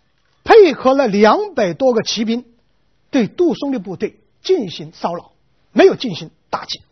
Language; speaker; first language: Chinese; native; Chinese